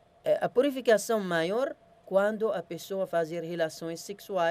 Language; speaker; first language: Portuguese; non-native, learner; Arabic